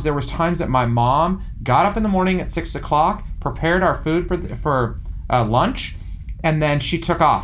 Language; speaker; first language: English; native; English